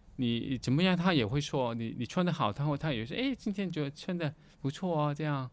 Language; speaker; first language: Chinese; non-native, local second language; Cantonese